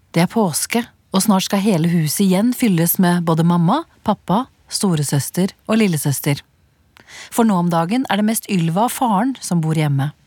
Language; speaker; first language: Norwegian; native; Norwegian